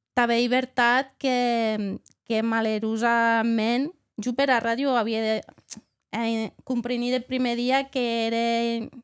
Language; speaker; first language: Catalan; native; Catalan